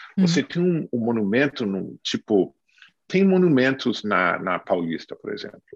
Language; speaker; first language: Portuguese; non-native, fluent; English